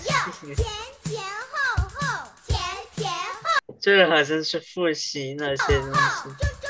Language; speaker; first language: Chinese; early bilingual, heritage; Chinese